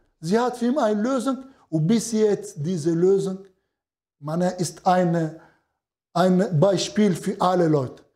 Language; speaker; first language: German; non-native, learner; Arabic